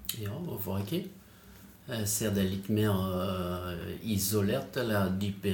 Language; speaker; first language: Norwegian; non-native, fluent; French